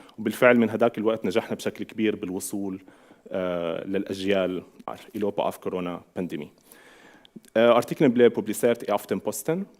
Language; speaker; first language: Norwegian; non-native, fluent; Arabic